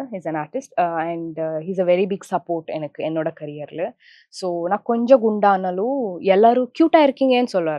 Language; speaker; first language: Tamil; non-native, local second language; Kannada